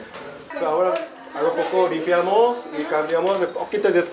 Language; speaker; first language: Spanish; non-native, learner; Korean